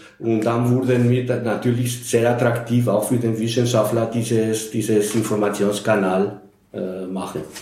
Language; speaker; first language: German; non-native, fluent; Spanish